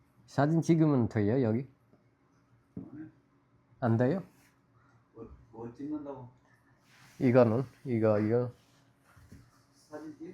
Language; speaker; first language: Korean; non-native, learner; Nepali